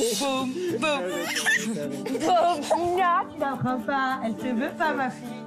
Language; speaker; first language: French; native; French